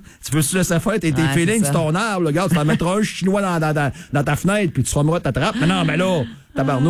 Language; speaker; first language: French; native; French